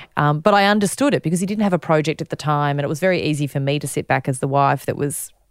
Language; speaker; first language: English; native; English